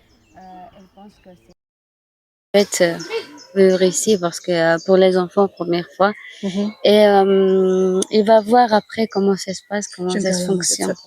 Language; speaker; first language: French; non-native, fluent; Georgian